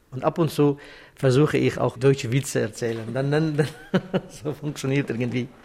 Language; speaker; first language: German; non-native, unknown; Kurdish